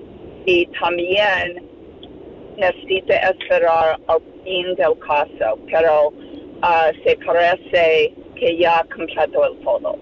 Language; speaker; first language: Spanish; non-native, learner; English